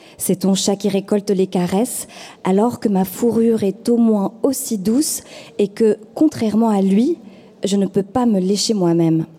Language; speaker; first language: French; non-native, local second language; Arabic